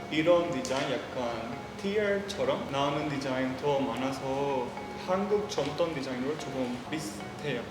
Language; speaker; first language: Korean; non-native, learner; Spanish